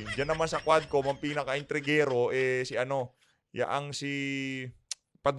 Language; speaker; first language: Filipino; native; Filipino